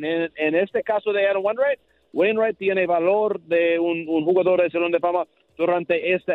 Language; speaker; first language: Spanish; non-native, learner; English